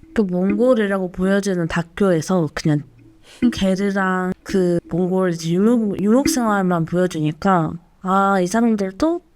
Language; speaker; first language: Korean; non-native, fluent; Mongolian